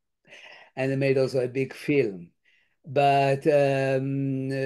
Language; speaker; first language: English; non-native, fluent; Lithuanian